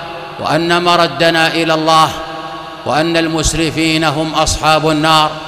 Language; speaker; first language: Arabic; native; Arabic